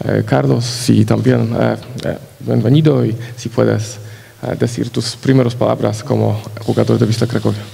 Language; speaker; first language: Spanish; non-native, learner; Polish